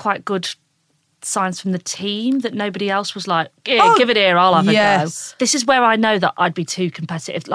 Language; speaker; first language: English; native; English